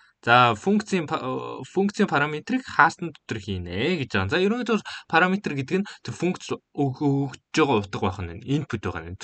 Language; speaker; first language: Mongolian; native; Mongolian